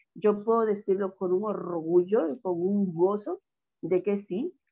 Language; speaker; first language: Spanish; native; Spanish